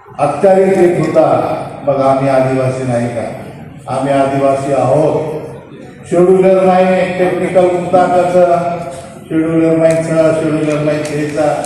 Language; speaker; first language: Marathi; non-native, local second language; Lambadi